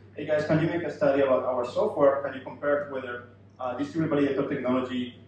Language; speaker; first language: English; non-native, fluent; Spanish